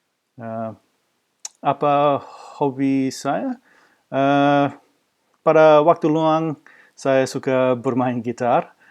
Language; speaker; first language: Indonesian; non-native, fluent; English